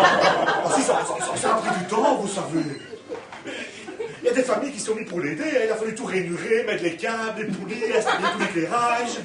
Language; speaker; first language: French; native; French